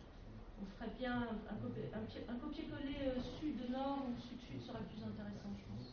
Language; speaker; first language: French; native; French